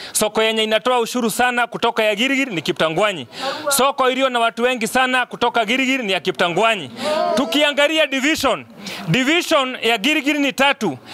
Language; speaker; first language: Swahili; non-native, local second language; Kikuyu